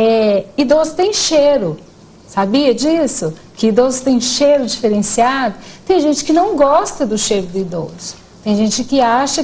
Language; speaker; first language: Portuguese; native; Portuguese